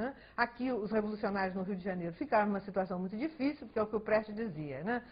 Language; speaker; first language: Portuguese; early bilingual, other home language; Spanish